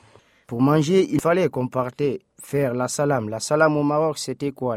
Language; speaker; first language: French; non-native, local second language; Fula